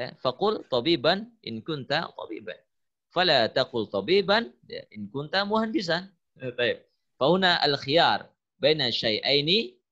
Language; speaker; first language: Arabic; non-native, fluent; Indonesian